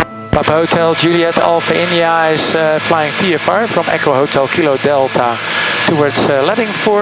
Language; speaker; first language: English; non-native, fluent; Dutch